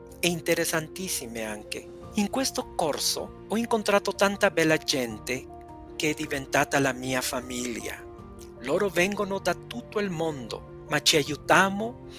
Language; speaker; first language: Italian; non-native, learner; Spanish